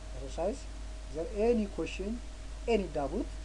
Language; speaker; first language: English; non-native, local second language; Amharic